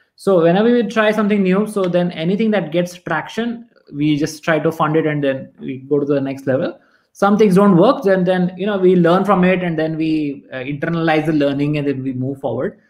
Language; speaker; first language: English; non-native, local second language; Kannada